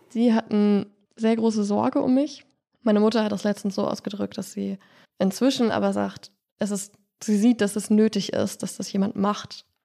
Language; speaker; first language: German; native; German